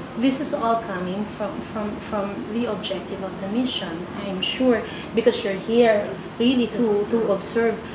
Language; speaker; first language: English; non-native, local second language; Filipino